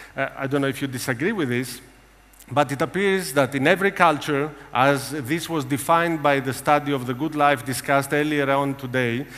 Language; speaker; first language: English; non-native, fluent; Greek